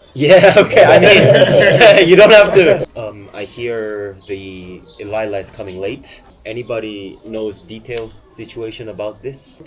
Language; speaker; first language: English; non-native, fluent; Korean